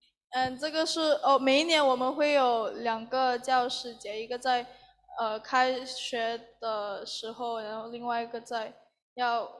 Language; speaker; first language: Chinese; early bilingual, heritage; Chinese